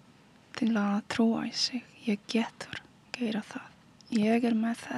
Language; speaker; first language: Icelandic; non-native, learner; Polish